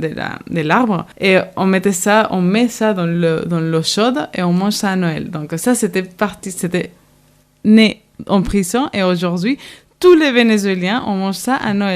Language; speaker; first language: French; non-native, fluent; Spanish